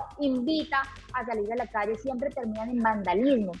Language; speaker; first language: Spanish; native; Spanish